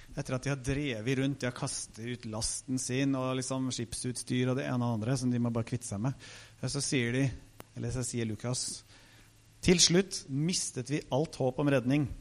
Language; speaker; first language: Norwegian; native; Norwegian